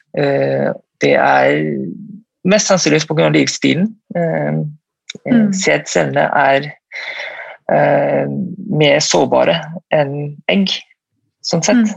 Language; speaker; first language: Norwegian; non-native, fluent; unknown